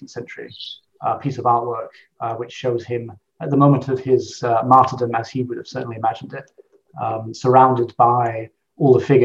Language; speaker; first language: English; native; English